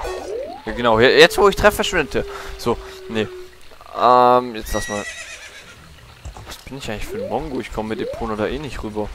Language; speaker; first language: German; native; German